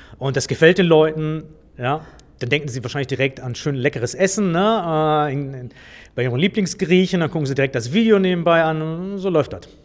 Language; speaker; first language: German; native; German